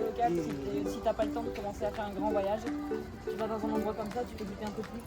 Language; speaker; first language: French; native; French